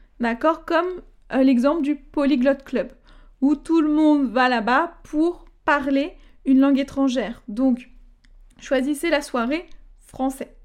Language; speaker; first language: French; native; French